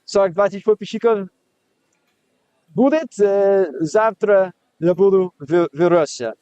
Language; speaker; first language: Russian; non-native, learner; English